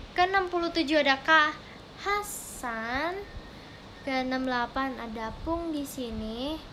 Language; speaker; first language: Indonesian; native; Indonesian